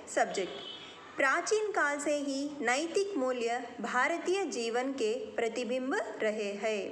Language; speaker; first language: Hindi; non-native, local second language; Telugu